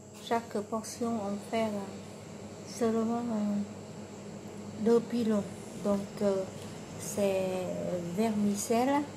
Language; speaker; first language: French; non-native, learner; Vietnamese